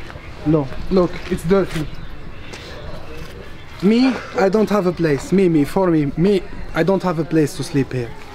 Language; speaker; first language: English; non-native, learner; Arabic